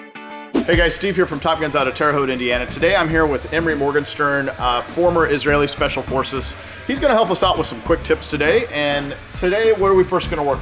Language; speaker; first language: English; native; English